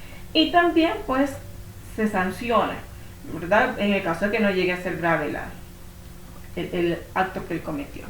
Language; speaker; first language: Spanish; native; Spanish